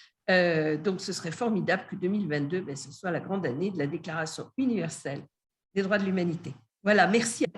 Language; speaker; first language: French; native; French